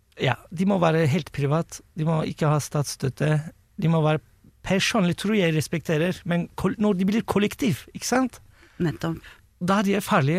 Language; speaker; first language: Norwegian; non-native, fluent; Turkish